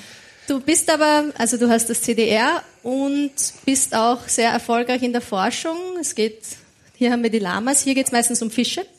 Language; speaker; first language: German; native; German